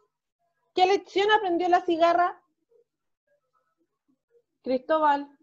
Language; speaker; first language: Spanish; native; Spanish